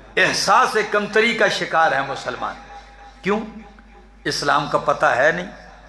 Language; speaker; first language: Urdu; non-native, local second language; Pashto